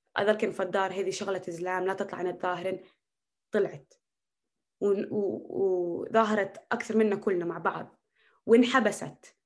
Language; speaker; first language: Arabic; native; Arabic